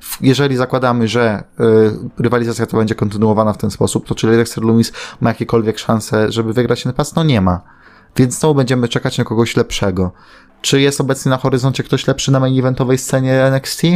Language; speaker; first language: Polish; native; Polish